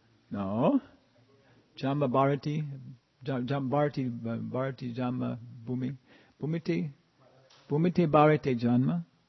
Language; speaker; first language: English; native; English